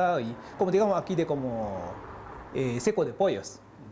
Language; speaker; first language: Spanish; non-native, learner; Japanese